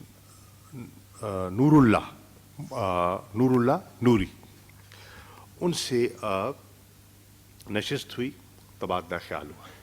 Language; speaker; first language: Urdu; native; Urdu